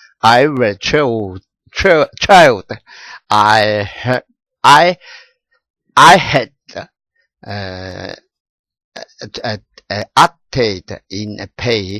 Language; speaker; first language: English; non-native, learner; Chinese